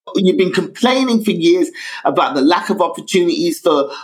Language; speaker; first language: English; native; English